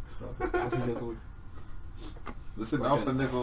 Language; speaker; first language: Spanish; native; Spanish